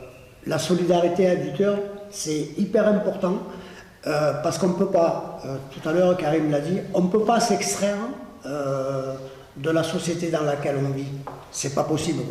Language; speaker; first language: French; native; French